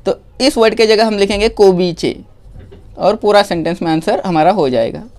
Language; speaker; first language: Hindi; non-native, local second language; Marathi